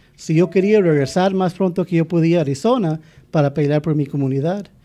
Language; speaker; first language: Spanish; non-native, fluent; English